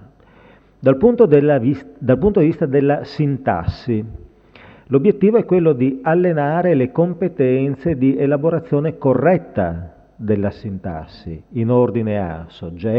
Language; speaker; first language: Italian; native; Italian